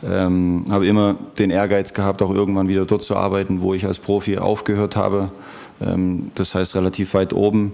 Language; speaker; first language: German; native; German